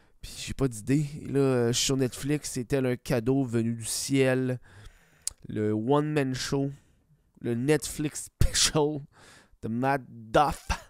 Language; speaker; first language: French; native; French